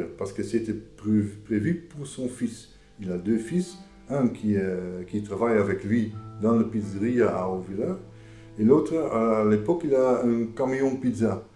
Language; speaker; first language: French; non-native, fluent; Dutch